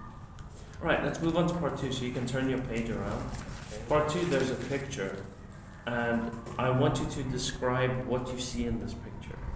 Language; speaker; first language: English; non-native, fluent; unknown